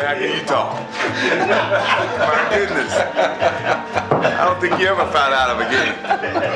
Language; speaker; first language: English; native; English